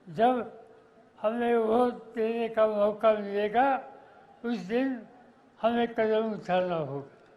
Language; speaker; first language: Hindi; non-native, local second language; Marathi